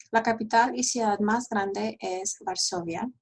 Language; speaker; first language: Spanish; early bilingual, heritage; Spanish